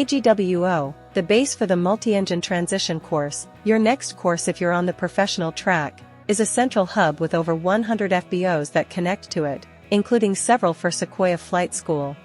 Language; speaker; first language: English; native; English